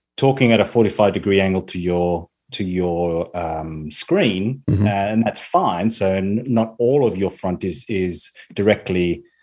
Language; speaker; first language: English; non-native, fluent; Spanish